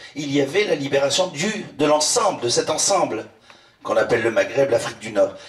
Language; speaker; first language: French; non-native, local second language; Arabic